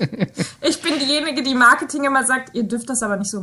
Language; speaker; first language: German; native; German